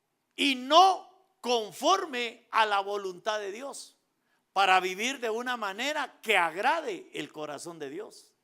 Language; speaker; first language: Spanish; native; Spanish